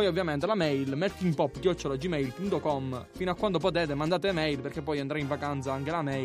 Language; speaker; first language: Italian; native; Italian